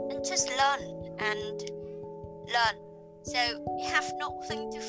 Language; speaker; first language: English; non-native, learner; Vietnamese